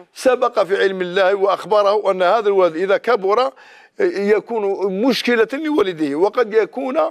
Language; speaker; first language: Arabic; native; Arabic